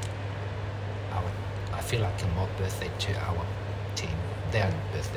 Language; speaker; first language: English; non-native, learner; Chinese